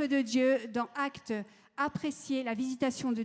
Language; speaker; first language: French; native; French